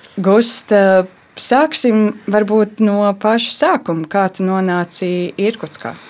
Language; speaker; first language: Latvian; native; Latvian